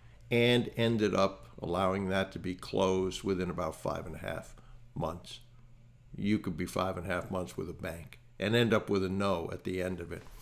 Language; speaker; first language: English; native; English